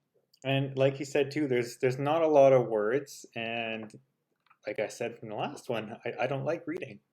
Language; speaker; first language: English; native; English